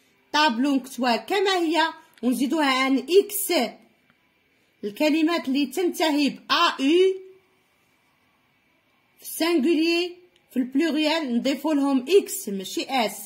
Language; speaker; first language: Arabic; native; Arabic